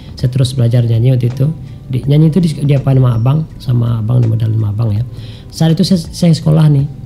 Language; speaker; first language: Indonesian; non-native, local second language; Minangkabau